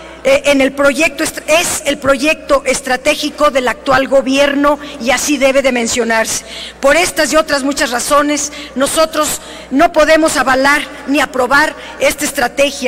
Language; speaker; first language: Spanish; native; Spanish